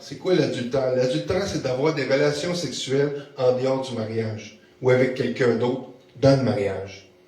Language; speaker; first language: French; native; French